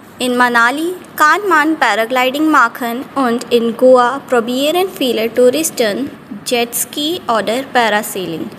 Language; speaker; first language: German; non-native, fluent; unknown